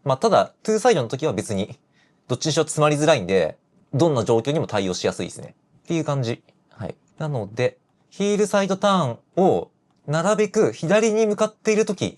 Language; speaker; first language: Japanese; native; Japanese